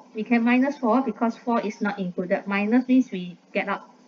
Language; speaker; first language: English; non-native, local second language; Malay